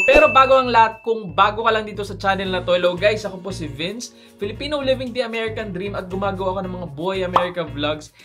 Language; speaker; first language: Filipino; native; Filipino